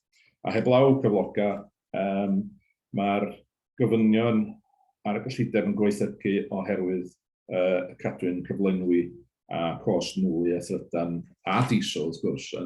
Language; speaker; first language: Welsh; native; Welsh